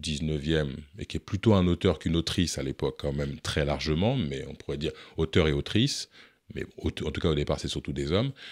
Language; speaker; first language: French; native; French